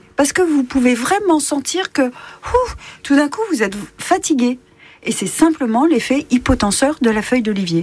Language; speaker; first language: French; native; French